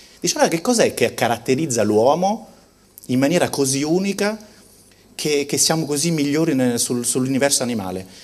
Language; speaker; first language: Italian; early bilingual, heritage; Italian